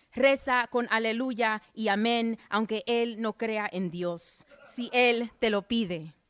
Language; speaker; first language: Spanish; early bilingual, other home language; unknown